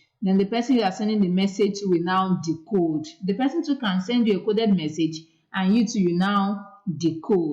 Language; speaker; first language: English; non-native, local second language; Yoruba